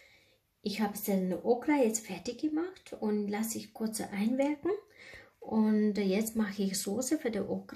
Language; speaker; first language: German; non-native, learner; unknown